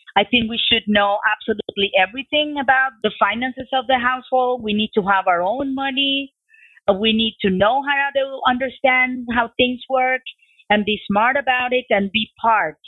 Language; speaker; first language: English; non-native, fluent; Spanish